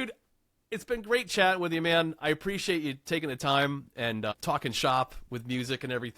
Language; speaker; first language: English; native; English